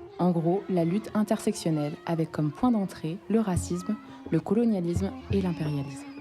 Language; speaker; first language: French; native; French